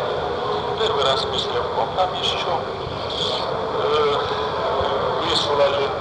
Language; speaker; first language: Russian; non-native, fluent; Lithuanian